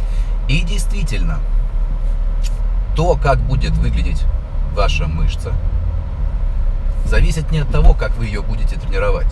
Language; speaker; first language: Russian; native; Russian